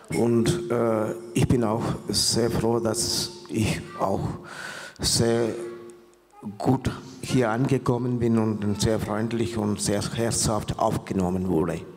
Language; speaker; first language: German; non-native, fluent; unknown